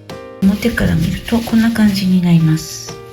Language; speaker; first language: Japanese; native; Japanese